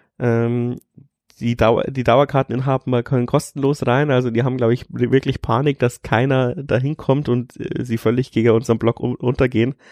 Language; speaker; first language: German; native; German